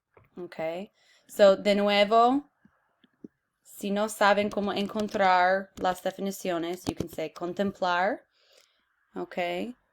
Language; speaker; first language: Spanish; non-native, fluent; English